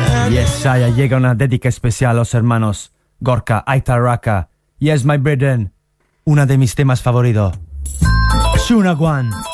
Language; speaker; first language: Spanish; native; Spanish